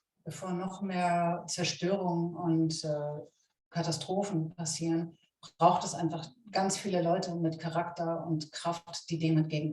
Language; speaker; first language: German; native; German